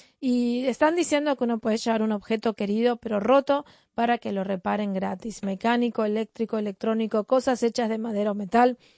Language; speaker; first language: Spanish; native; Spanish